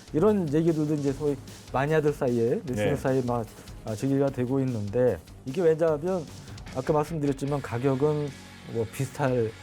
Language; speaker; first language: Korean; native; Korean